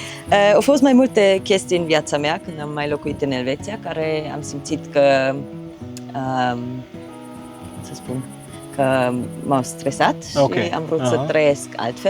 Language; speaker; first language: Romanian; non-native, fluent; German